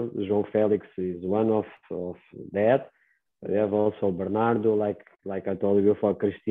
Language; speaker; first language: English; non-native, learner; Portuguese